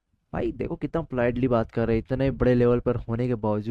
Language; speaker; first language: Hindi; native; Hindi